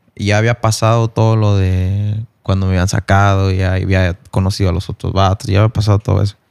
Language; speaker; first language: Spanish; early bilingual, heritage; Spanish